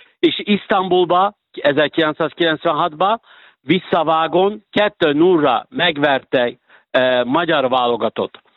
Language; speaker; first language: Hungarian; non-native, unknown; Turkish